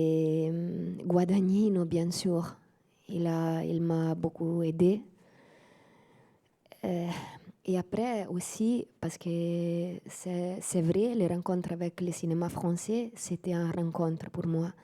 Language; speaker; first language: French; non-native, fluent; Italian